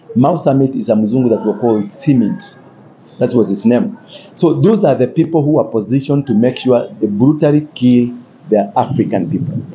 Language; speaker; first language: English; non-native, local second language; Kikuyu